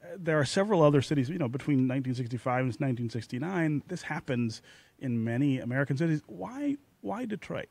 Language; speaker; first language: English; native; English